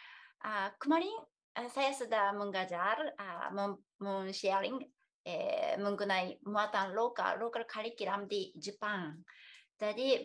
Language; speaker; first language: Indonesian; non-native, fluent; Japanese